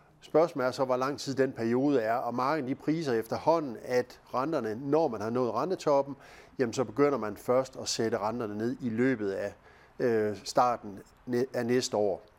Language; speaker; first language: Danish; native; Danish